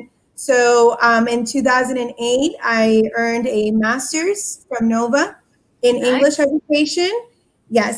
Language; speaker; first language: English; native; English